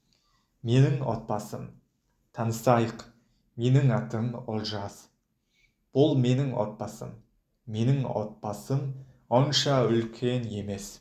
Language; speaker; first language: Kazakh; non-native, fluent; Mongolian